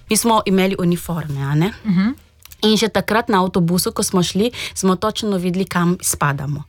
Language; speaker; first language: Slovenian; non-native, fluent; Portuguese